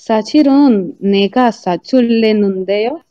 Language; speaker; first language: Korean; non-native, learner; Spanish